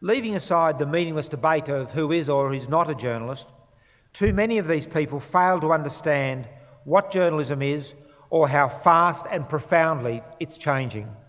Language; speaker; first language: English; native; English